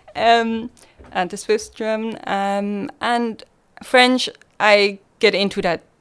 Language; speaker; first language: English; non-native, fluent; German